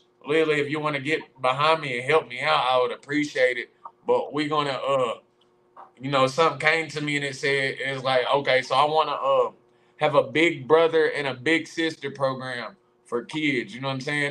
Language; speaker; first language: English; native; English